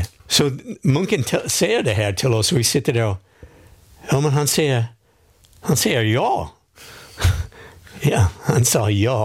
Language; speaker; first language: Swedish; non-native, fluent; English